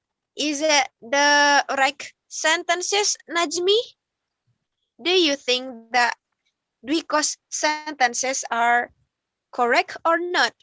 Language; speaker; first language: English; non-native, learner; Indonesian